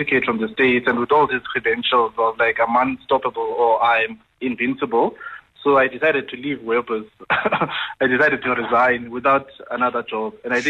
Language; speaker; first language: English; non-native, local second language; Xhosa